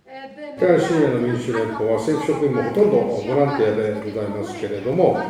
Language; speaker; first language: Japanese; native; Japanese